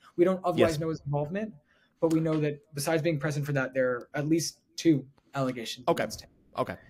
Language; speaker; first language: English; native; English